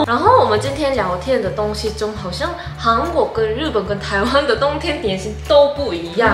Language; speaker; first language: Chinese; non-native, fluent; Korean